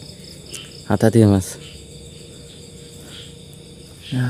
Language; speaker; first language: Indonesian; native; Indonesian